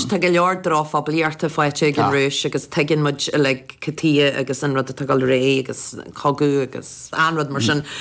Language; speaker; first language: Irish; native; Irish